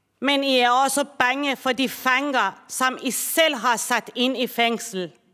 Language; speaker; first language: Danish; non-native, fluent; Persian